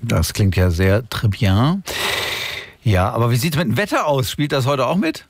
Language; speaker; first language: German; native; German